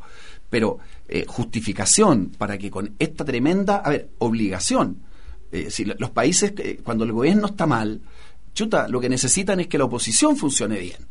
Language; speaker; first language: Spanish; native; Spanish